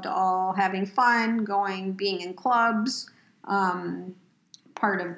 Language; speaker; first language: English; native; English